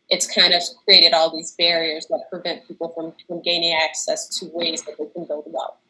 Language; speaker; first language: English; native; English